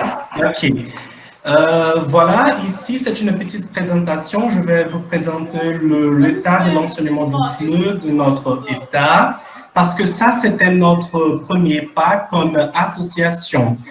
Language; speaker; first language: French; non-native, fluent; Portuguese